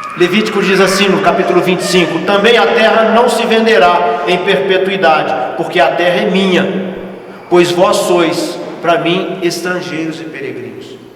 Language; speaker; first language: Portuguese; native; Portuguese